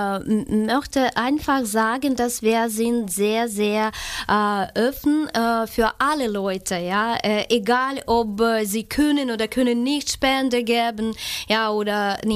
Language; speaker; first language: German; non-native, learner; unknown